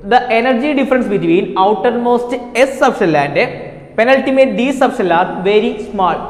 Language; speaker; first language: English; non-native, local second language; Malayalam